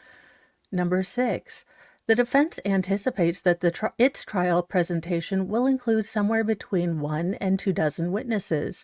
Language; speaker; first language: English; native; English